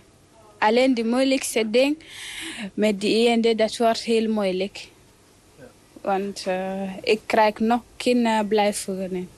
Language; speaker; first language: Dutch; non-native, learner; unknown